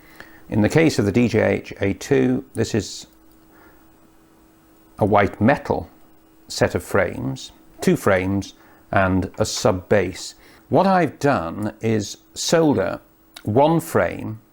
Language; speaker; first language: English; native; English